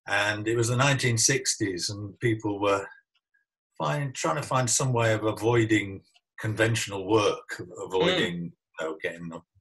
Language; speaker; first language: English; native; English